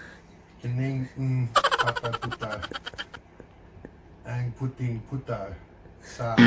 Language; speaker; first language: Filipino; non-native, learner; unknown